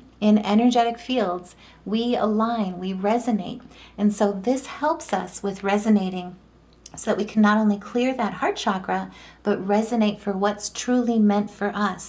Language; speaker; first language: English; native; English